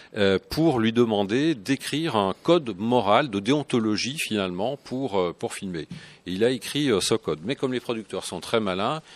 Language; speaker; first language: French; native; French